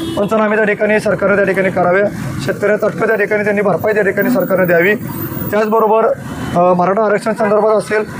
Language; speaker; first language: Marathi; native; Marathi